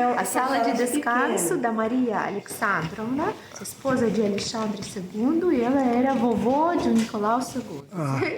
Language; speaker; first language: Portuguese; non-native, fluent; Russian